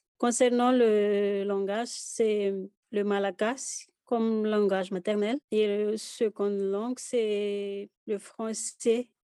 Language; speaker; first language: French; non-native, local second language; Malagasy